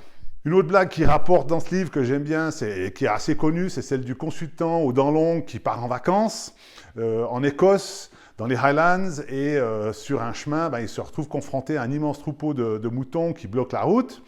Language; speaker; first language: French; native; French